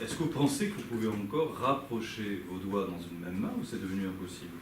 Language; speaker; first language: French; native; French